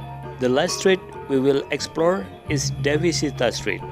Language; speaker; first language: English; non-native, learner; Indonesian